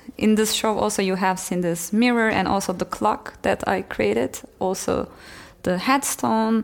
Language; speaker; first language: English; non-native, fluent; Turkish